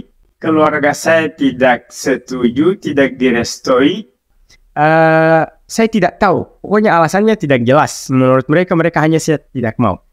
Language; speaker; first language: Indonesian; non-native, local second language; Arabic